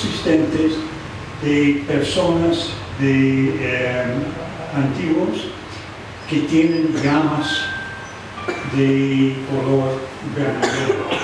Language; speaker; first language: Spanish; non-native, fluent; English